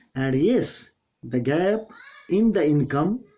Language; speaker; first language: English; non-native, local second language; Hindi